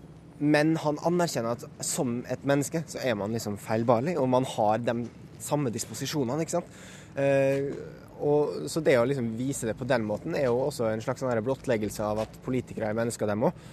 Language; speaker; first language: Norwegian; native; Norwegian